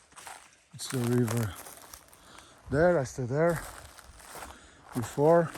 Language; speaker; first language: English; non-native, learner; Portuguese